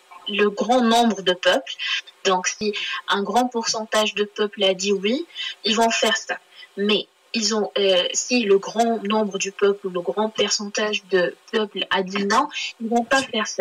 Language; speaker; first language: French; non-native, learner; Arabic